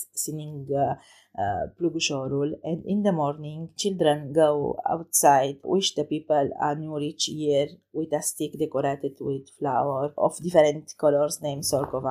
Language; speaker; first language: English; non-native, learner; Romanian